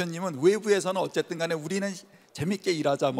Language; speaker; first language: Korean; native; Korean